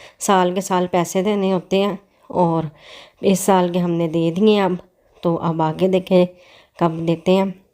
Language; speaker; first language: Urdu; non-native, local second language; Punjabi